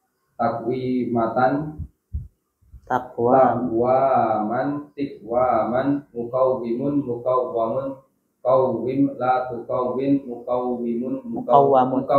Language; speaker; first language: Arabic; non-native, learner; Indonesian